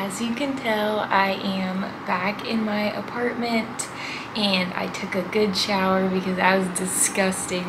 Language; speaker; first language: English; native; English